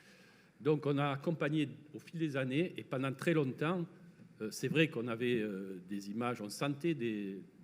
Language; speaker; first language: French; native; French